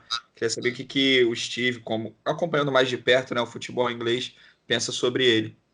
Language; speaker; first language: Portuguese; native; Portuguese